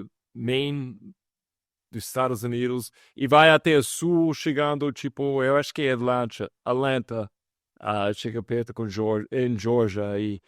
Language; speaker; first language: Portuguese; non-native, fluent; English